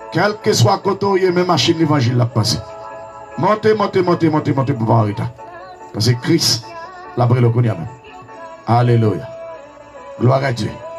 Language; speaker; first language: French; non-native, local second language; Haitian Creole